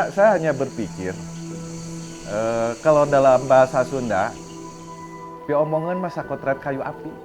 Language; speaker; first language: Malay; non-native, local second language; Sundanese